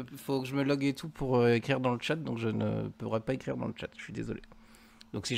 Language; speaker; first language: French; native; French